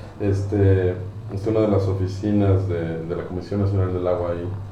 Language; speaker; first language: Spanish; native; Spanish